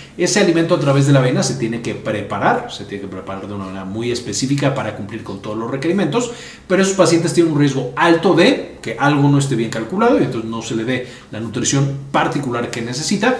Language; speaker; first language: Spanish; native; Spanish